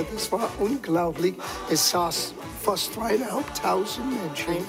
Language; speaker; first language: German; non-native, fluent; English